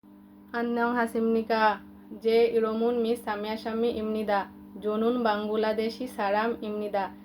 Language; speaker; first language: Korean; non-native, learner; Bangla